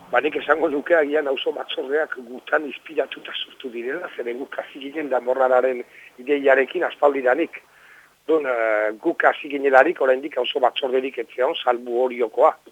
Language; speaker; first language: Basque; native; Basque